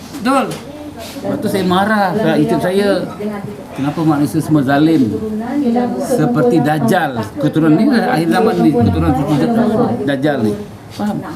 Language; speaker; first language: Malay; native; Malay